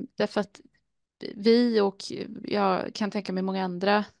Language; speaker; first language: Swedish; native; Swedish